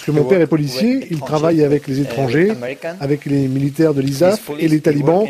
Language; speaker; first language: French; non-native, fluent; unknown